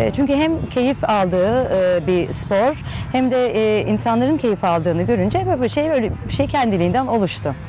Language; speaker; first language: Turkish; native; Turkish